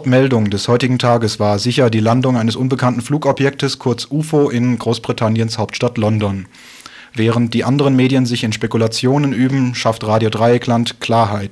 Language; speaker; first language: German; native; German